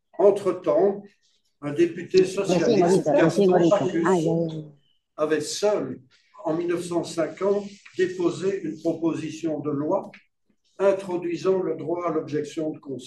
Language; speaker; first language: French; native; French